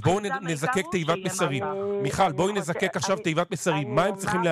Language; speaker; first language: Hebrew; native; Hebrew